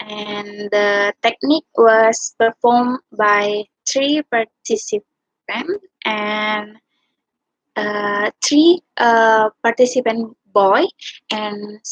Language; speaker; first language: English; non-native, learner; Indonesian